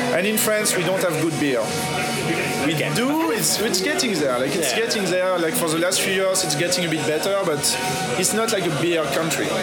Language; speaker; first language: English; non-native, fluent; French